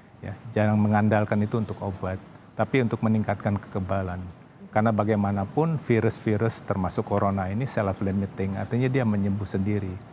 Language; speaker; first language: Indonesian; native; Indonesian